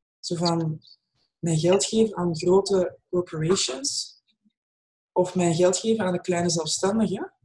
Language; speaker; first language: Dutch; native; Dutch